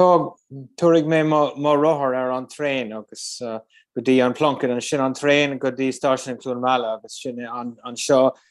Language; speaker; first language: Irish; non-native, learner; English